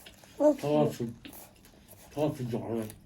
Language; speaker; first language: Chinese; native; Chinese